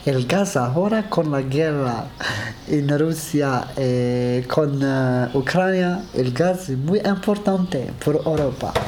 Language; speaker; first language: Spanish; non-native, learner; Arabic